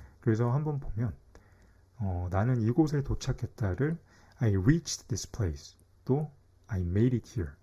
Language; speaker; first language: Korean; native; Korean